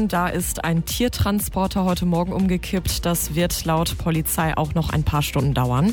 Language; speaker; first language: German; native; German